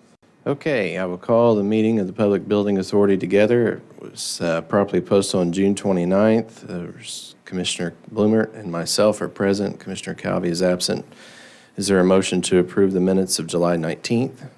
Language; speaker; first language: English; native; English